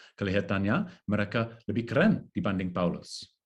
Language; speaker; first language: Indonesian; non-native, learner; English